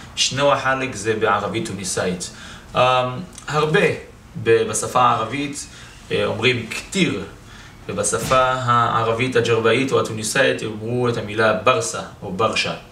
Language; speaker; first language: Hebrew; native; Hebrew